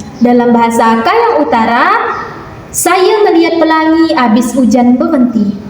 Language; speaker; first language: Indonesian; non-native, local second language; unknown